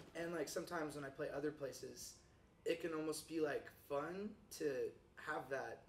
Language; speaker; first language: English; native; English